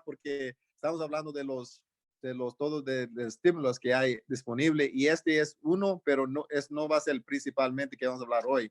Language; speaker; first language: Spanish; early bilingual, heritage; Spanish